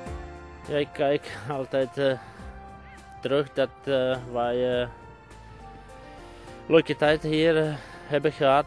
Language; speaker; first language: Dutch; non-native, fluent; Czech